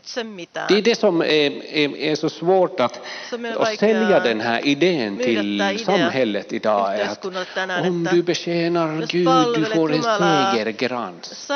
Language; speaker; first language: Swedish; non-native, fluent; Finnish